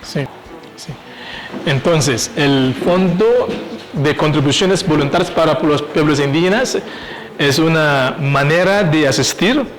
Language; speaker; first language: Spanish; non-native, fluent; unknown